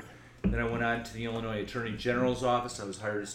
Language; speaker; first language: English; native; English